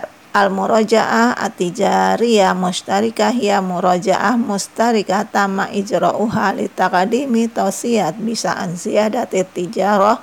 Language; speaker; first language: Arabic; non-native, fluent; Indonesian